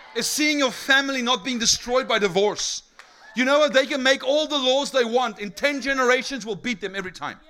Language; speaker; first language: English; non-native, local second language; Afrikaans